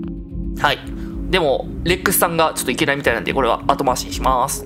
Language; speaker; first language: Japanese; native; Japanese